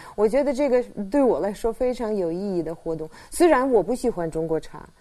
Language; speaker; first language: Chinese; non-native, fluent; Russian